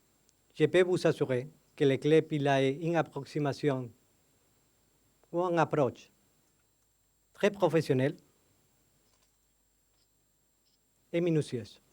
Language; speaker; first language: French; non-native, fluent; Spanish